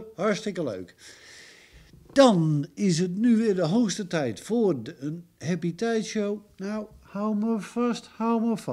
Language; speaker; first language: Dutch; native; Dutch